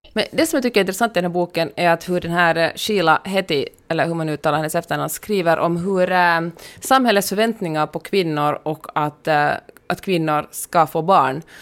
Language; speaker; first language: Swedish; native; Swedish